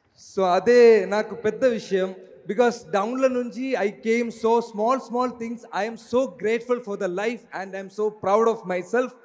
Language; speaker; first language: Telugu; non-native, learner; Malayalam